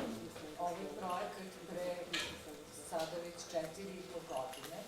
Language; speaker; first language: Bosnian; native; Bosnian